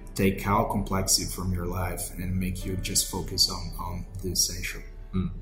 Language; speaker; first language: English; non-native, fluent; Portuguese